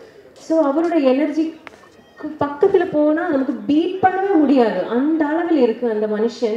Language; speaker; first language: Tamil; non-native, learner; Malayalam